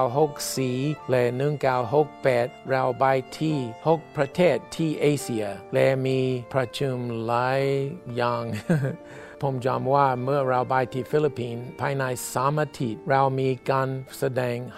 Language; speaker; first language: Thai; non-native, fluent; English